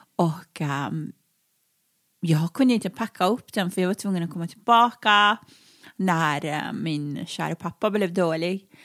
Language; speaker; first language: Swedish; non-native, fluent; Persian